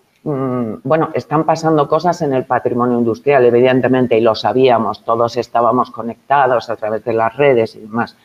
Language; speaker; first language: Spanish; native; Spanish